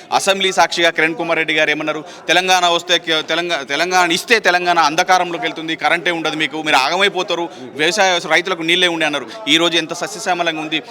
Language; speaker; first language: Telugu; native; Telugu